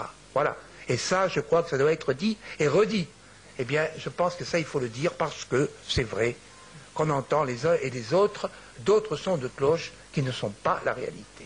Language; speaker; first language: French; native; French